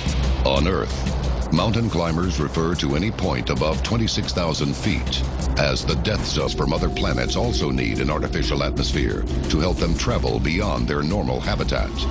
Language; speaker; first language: English; native; English